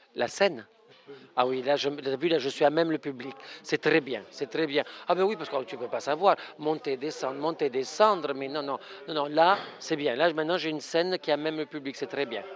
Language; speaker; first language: French; non-native, fluent; Spanish